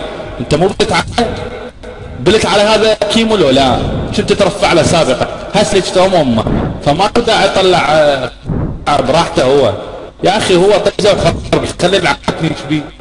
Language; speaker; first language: Arabic; native; Arabic